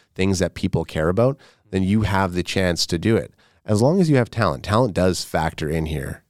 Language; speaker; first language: English; native; English